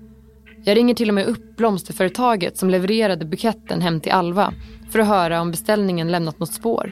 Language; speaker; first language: Swedish; native; Swedish